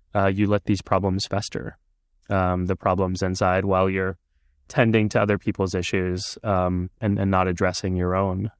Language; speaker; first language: English; early bilingual, other home language; Punjabi